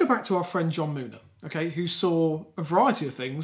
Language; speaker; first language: English; native; English